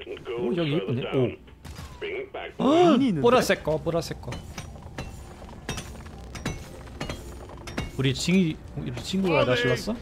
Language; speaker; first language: Korean; non-native, learner; German